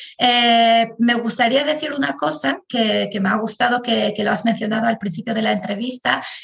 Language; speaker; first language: Spanish; non-native, fluent; Albanian